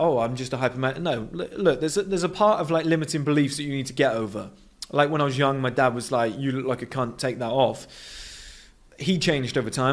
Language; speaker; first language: English; native; English